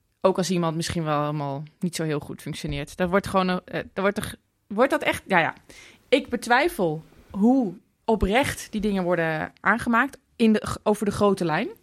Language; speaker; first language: Dutch; native; Dutch